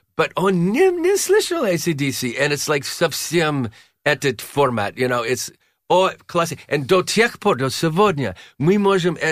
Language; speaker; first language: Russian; non-native, learner; English